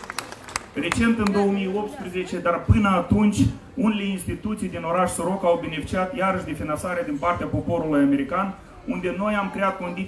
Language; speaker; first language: Romanian; native; Romanian